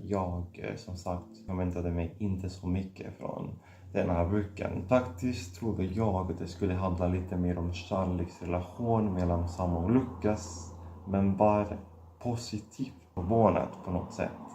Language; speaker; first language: Swedish; non-native, fluent; Catalan